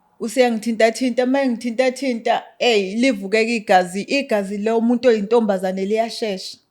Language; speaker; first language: Zulu; native; Zulu